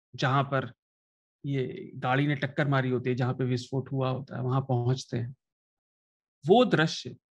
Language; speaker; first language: Hindi; native; Hindi